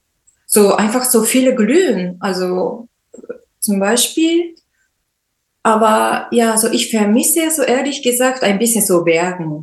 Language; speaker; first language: German; non-native, learner; Japanese